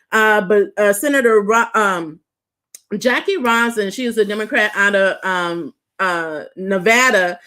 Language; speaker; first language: English; native; English